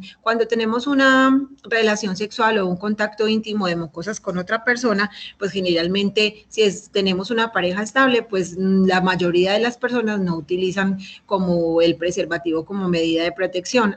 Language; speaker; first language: Spanish; native; Spanish